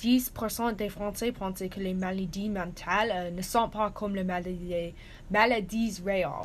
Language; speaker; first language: French; non-native, learner; English